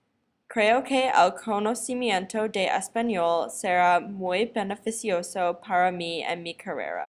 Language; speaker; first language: Spanish; non-native, learner; English